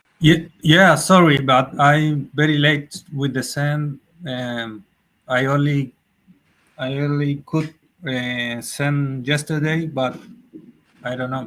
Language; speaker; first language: English; non-native, learner; Spanish